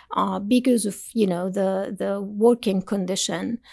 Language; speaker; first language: English; non-native, fluent; Arabic